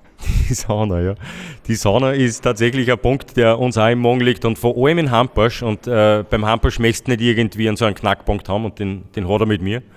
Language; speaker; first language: German; native; German